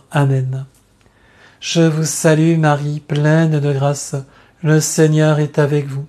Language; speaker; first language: French; native; French